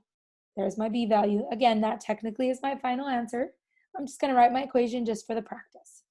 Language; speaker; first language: English; native; English